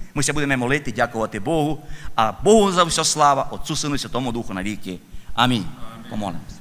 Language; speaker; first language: Ukrainian; native; Ukrainian